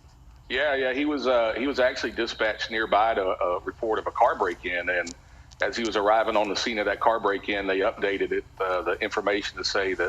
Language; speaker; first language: English; native; English